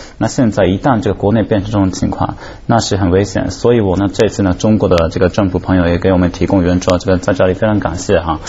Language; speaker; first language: Chinese; non-native, fluent; Japanese